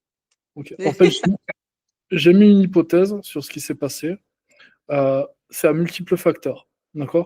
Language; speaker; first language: French; native; French